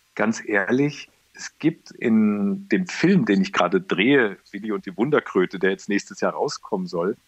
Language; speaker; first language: German; native; German